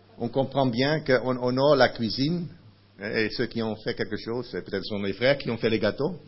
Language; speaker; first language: French; non-native, fluent; Dutch